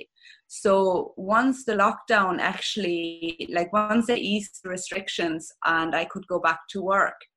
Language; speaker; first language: English; non-native, fluent; German